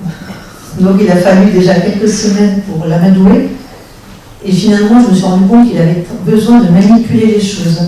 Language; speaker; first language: French; native; French